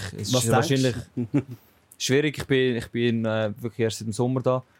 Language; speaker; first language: German; native; German